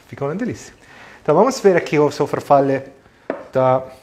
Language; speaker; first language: Portuguese; non-native, fluent; Italian